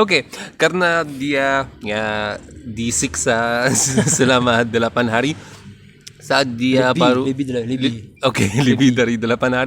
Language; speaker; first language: Indonesian; non-native, learner; Arabic